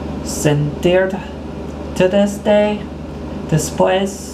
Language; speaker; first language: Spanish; non-native, learner; English